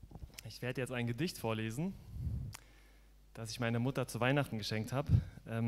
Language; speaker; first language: German; native; German